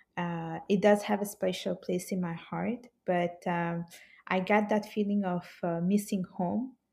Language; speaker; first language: English; early bilingual, heritage; Italian